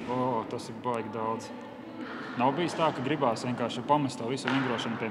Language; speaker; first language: Latvian; native; Latvian